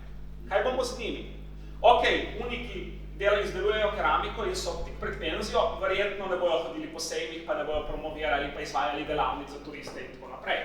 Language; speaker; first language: Slovenian; native; Slovenian